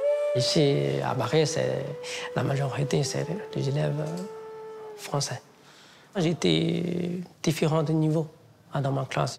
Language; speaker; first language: French; non-native, fluent; Chinese